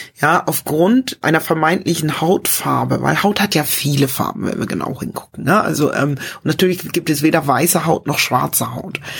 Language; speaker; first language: German; early bilingual, other home language; English